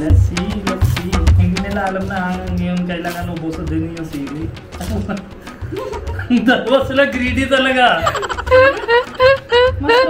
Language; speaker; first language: Filipino; non-native, learner; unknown